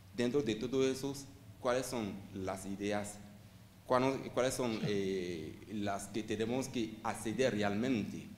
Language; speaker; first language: Spanish; non-native, fluent; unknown